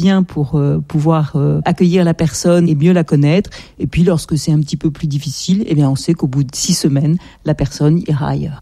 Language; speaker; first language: French; native; French